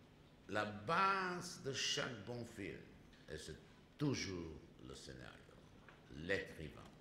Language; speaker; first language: French; non-native, fluent; Czech